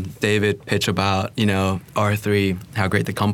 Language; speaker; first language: English; non-native, fluent; Vietnamese